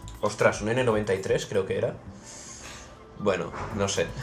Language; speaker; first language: Spanish; native; Spanish